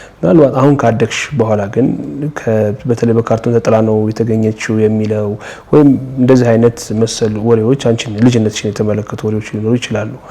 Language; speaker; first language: Amharic; native; Amharic